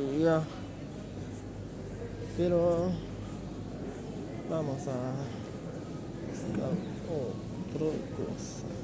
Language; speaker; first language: Spanish; non-native, learner; Haitian Creole